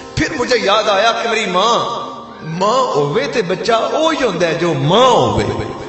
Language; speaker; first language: Urdu; non-native, local second language; Punjabi